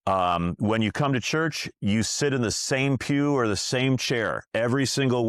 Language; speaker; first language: English; native; English